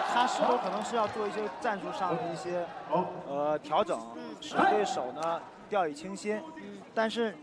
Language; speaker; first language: Chinese; native; Chinese